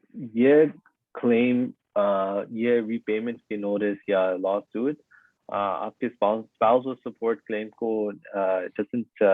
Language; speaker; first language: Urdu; early bilingual, heritage; Urdu